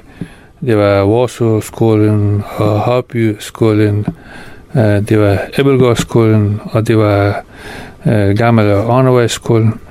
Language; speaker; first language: Danish; non-native, fluent; Persian